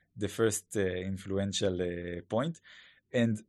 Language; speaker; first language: English; non-native, fluent; Hebrew